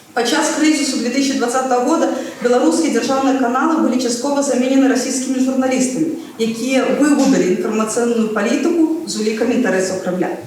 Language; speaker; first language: Belarusian; non-native, local second language; Russian